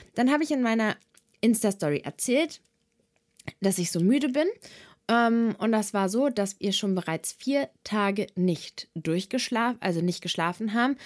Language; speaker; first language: German; early bilingual, other home language; Serbian